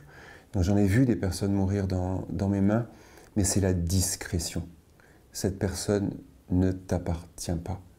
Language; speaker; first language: French; native; French